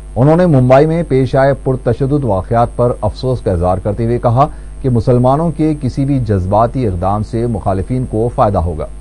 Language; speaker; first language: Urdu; native; Urdu